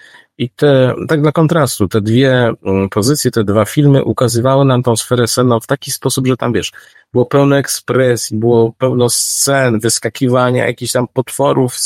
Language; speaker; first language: Polish; native; Polish